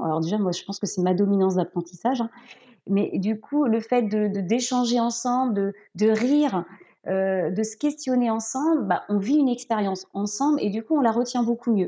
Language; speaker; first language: French; native; French